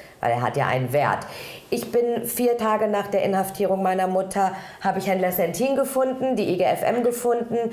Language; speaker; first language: German; early bilingual, other home language; Persian